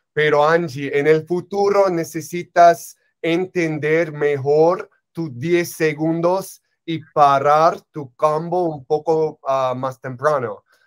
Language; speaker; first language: Spanish; non-native, learner; English